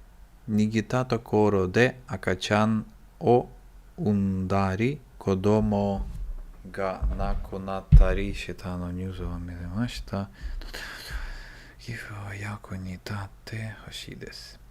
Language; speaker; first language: Japanese; non-native, learner; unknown